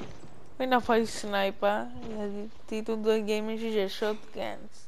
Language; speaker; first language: Greek; native; Greek